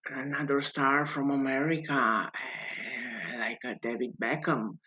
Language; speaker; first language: English; non-native, learner; Italian